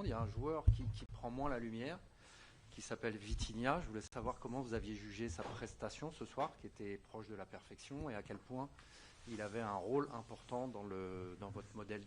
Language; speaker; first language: French; native; French